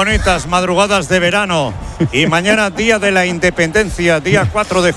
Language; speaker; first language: Spanish; native; Spanish